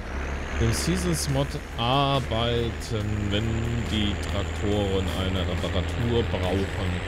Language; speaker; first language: German; native; German